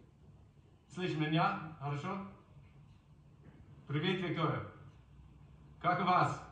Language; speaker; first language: Russian; non-native, learner; English